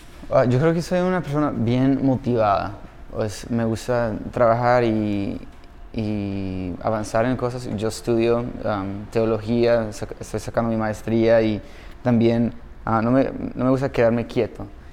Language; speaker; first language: Spanish; non-native, fluent; English